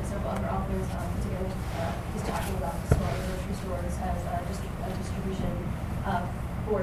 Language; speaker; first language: English; native; English